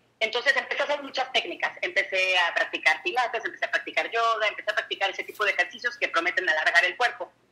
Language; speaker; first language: Spanish; native; Spanish